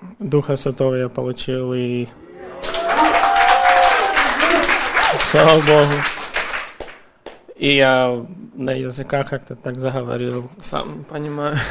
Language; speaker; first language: Russian; early bilingual, heritage; Russian